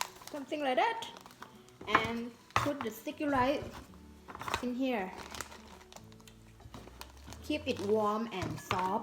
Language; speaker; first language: English; non-native, learner; Thai